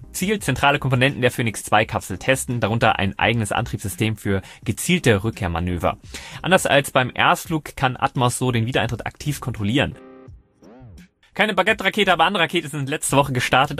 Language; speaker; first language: German; native; German